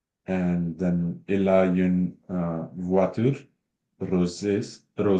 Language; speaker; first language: French; non-native, learner; Hindi